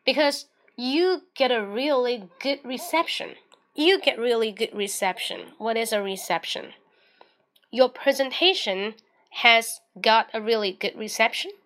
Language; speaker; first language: English; non-native, fluent; Chinese